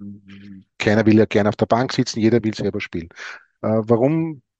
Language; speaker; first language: German; native; German